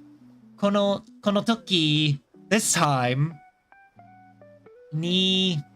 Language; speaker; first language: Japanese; non-native, learner; English